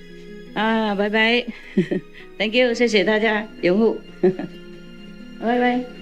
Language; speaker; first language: Chinese; non-native, learner; Vietnamese